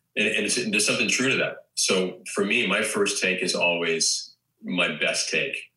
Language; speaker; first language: English; native; English